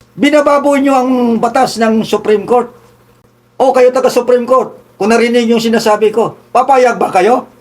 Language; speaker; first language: Filipino; non-native, local second language; Tausug